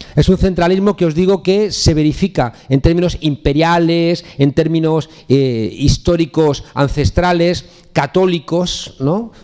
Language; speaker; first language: Spanish; native; Spanish